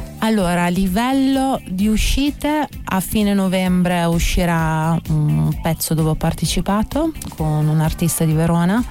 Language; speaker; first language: Italian; native; Italian